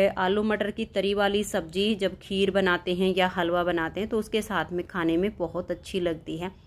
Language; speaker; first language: Hindi; native; Hindi